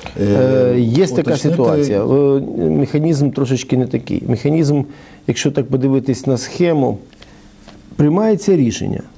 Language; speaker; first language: Ukrainian; native; Ukrainian